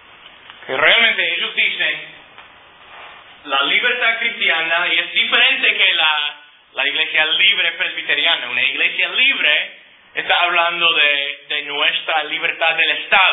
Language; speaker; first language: Spanish; non-native, fluent; English